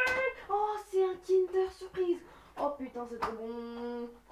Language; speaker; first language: French; native; French